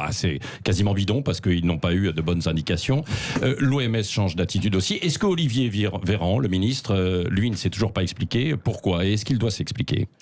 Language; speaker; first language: French; native; French